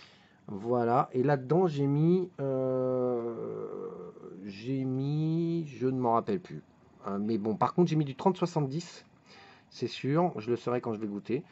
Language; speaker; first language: French; native; French